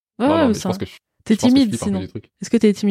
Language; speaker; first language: French; native; French